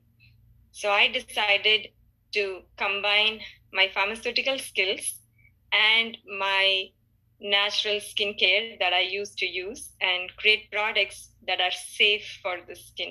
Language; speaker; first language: English; non-native, local second language; Tamil